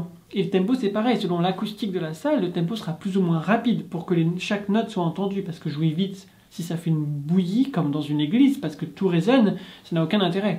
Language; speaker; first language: French; native; French